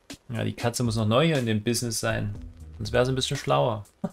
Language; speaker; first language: German; native; German